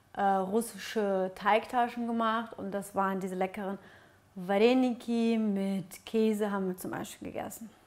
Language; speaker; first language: German; early bilingual, other home language; Russian